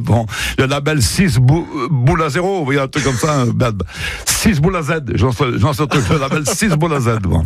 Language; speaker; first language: French; native; French